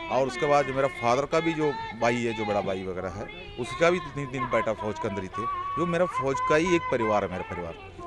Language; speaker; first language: Hindi; non-native, local second language; Malayalam